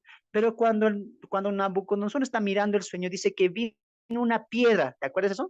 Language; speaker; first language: Spanish; native; Spanish